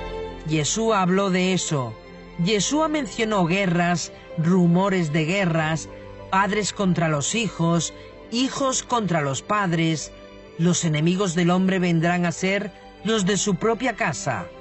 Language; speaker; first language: Spanish; native; Spanish